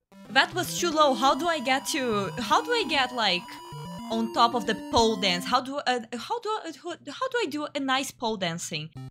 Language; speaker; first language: English; non-native, fluent; Portuguese